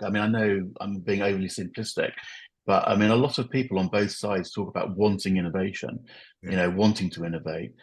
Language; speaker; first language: English; native; English